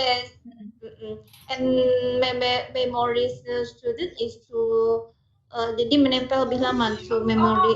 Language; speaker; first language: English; non-native, learner; Indonesian